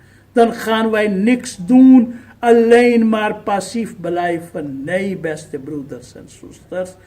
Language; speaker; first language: Dutch; non-native, fluent; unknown